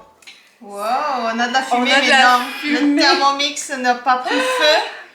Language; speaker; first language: French; native; French